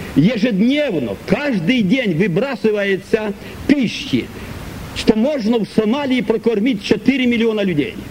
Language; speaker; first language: Russian; native; Russian